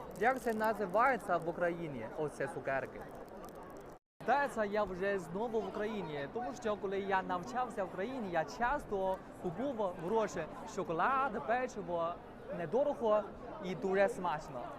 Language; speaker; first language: Ukrainian; non-native, learner; Chinese